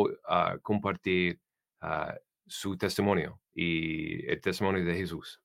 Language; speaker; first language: Spanish; non-native, fluent; English